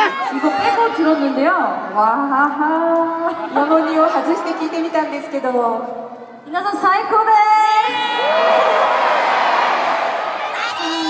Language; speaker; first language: Japanese; non-native, learner; Korean